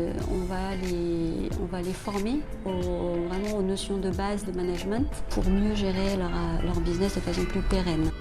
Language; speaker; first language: French; early bilingual, other home language; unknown